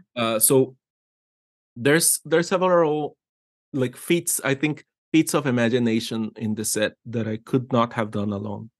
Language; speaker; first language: English; non-native, fluent; Spanish